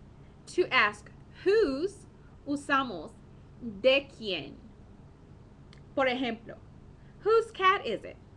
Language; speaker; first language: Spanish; non-native, fluent; English